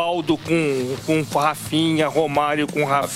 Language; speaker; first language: Portuguese; native; Portuguese